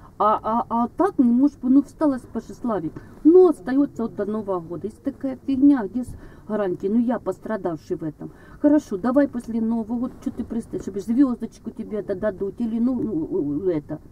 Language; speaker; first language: Russian; native; Russian